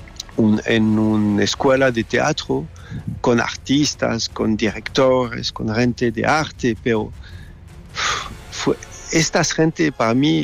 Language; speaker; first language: Spanish; non-native, learner; French